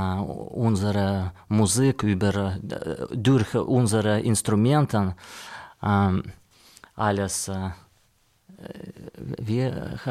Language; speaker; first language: German; non-native, learner; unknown